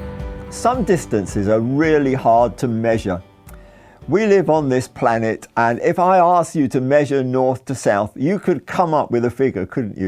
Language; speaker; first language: English; native; English